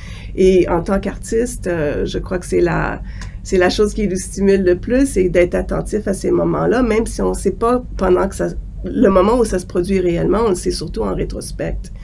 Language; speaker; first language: French; native; French